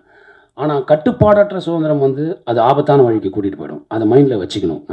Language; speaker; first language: Tamil; native; Tamil